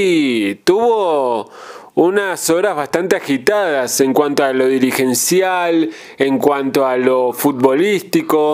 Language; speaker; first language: Spanish; native; Spanish